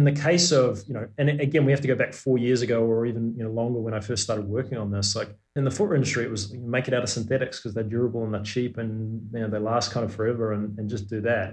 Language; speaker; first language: English; native; English